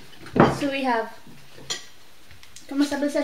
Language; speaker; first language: French; non-native, learner; Filipino